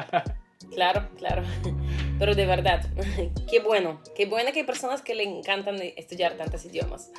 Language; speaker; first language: Spanish; non-native, fluent; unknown